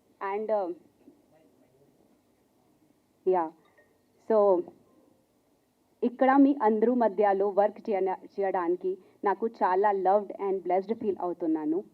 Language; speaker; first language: Telugu; non-native, learner; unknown